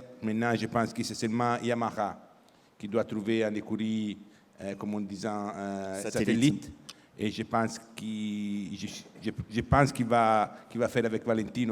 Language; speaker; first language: French; non-native, fluent; Italian